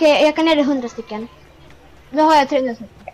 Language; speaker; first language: Swedish; early bilingual, other home language; Turkish